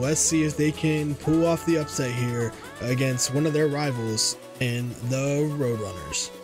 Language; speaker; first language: English; native; English